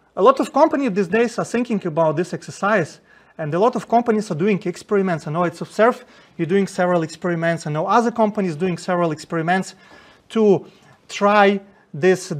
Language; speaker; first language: English; non-native, fluent; Ukrainian